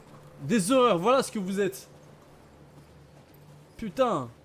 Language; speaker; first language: French; native; French